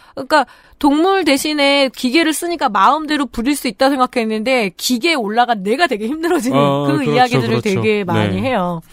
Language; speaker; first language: Korean; native; Korean